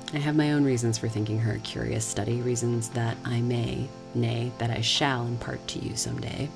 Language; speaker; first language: English; native; English